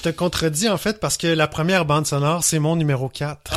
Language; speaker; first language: French; native; French